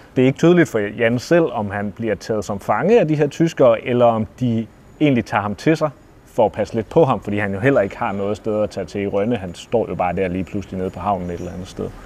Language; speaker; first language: Danish; native; Danish